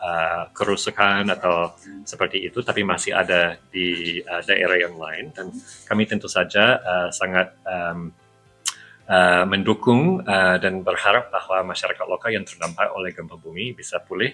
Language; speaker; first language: Indonesian; non-native, fluent; English